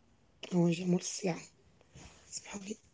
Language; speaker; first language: Arabic; native; Arabic